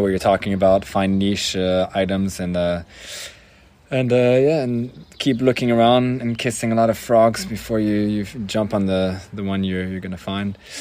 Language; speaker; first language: English; non-native, fluent; French